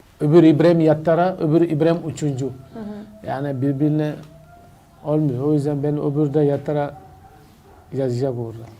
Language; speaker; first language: Turkish; non-native, learner; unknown